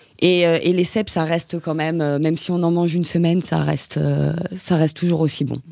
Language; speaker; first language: French; native; French